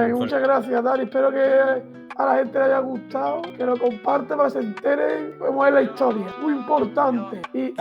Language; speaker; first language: Spanish; native; Spanish